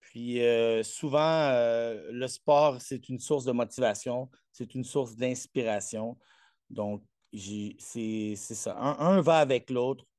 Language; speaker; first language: French; non-native, fluent; Spanish